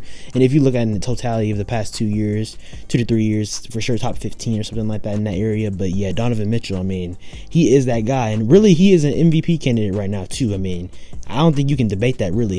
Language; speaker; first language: English; native; English